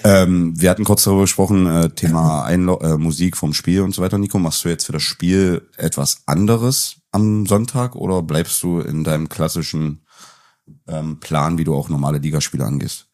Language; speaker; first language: German; native; German